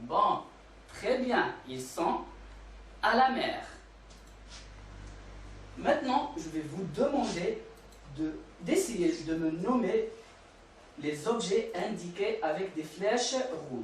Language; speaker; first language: French; non-native, local second language; Arabic